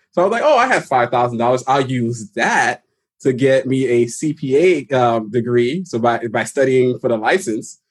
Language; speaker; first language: English; early bilingual, other home language; Haitian Creole